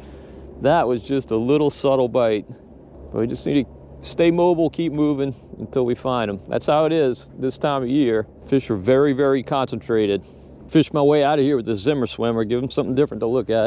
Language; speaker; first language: English; native; English